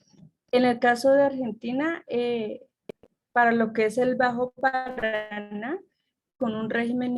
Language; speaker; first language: Spanish; native; Spanish